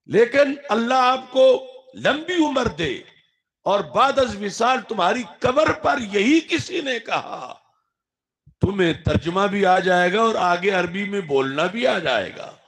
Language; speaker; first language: Urdu; non-native, local second language; Punjabi